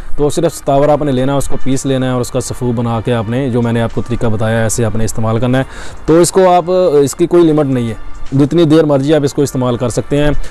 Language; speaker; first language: Urdu; non-native, local second language; Punjabi